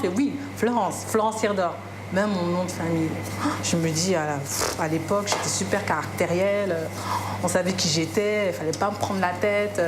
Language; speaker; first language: French; native; French